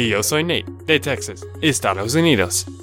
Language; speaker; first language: Spanish; non-native, learner; English